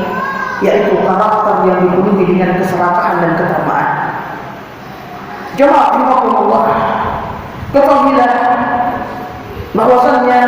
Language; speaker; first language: Indonesian; native; Indonesian